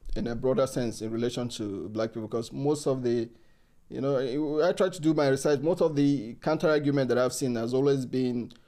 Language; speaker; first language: English; non-native, local second language; Igbo